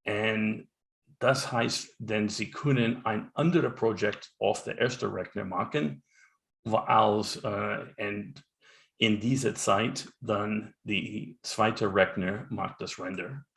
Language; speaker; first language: German; non-native, learner; English